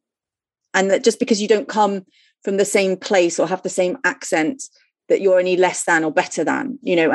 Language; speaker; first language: English; native; English